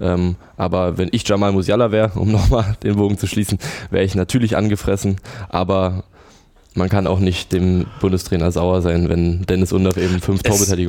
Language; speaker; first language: German; native; German